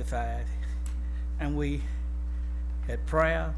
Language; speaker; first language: English; native; English